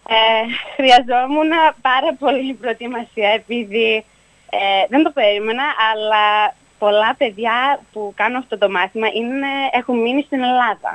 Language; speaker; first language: Greek; early bilingual, heritage; Greek